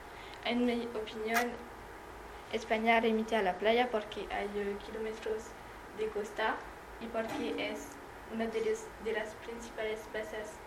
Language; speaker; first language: Spanish; non-native, learner; French